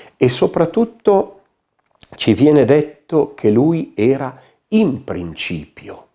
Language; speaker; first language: Italian; native; Italian